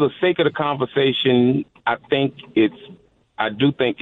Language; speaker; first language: English; native; English